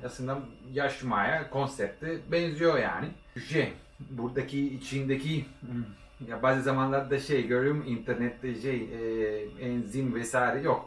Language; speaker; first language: Turkish; non-native, learner; Italian